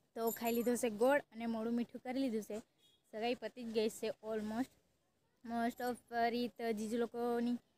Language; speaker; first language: Gujarati; non-native, local second language; Kukna